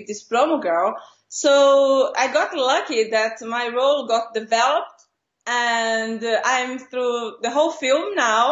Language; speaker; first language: English; non-native, fluent; Portuguese